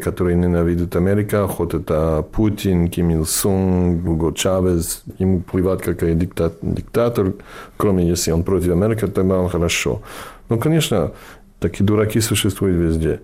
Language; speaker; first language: Russian; non-native, fluent; English